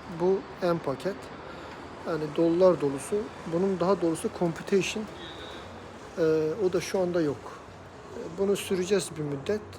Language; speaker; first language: Turkish; native; Turkish